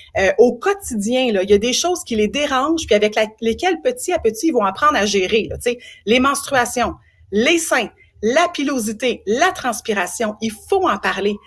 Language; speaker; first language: French; native; French